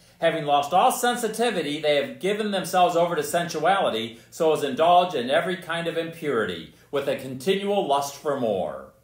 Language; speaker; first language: English; native; English